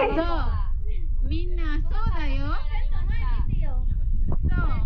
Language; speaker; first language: Japanese; non-native, fluent; Cebuano